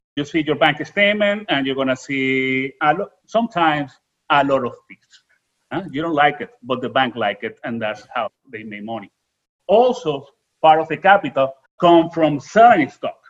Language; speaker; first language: English; non-native, fluent; Spanish